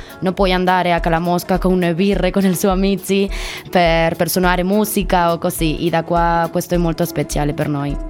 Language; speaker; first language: Italian; non-native, learner; Spanish